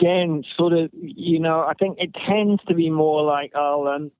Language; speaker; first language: English; native; English